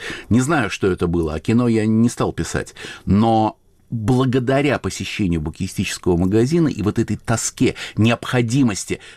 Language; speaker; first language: Russian; native; Russian